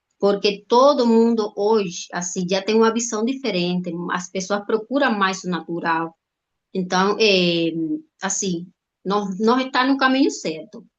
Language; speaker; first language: Portuguese; non-native, fluent; Spanish